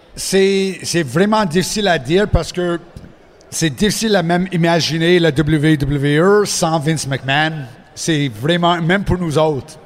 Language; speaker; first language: French; non-native, fluent; English